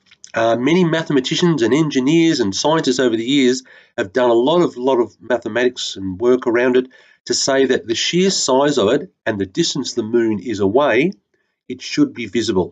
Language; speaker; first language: English; native; English